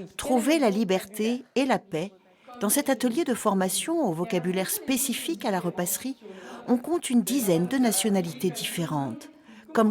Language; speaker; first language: French; native; French